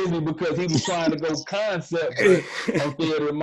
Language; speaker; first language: English; native; English